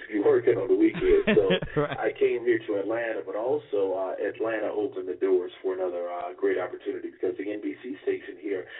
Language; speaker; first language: English; native; English